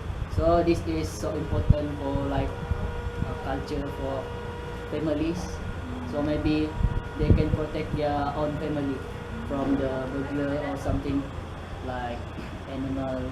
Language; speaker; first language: English; non-native, learner; Malay